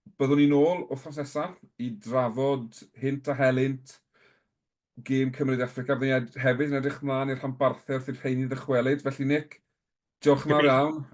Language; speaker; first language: Welsh; native; Welsh